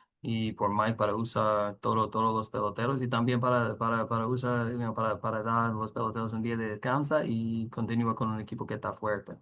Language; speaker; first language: Spanish; non-native, learner; English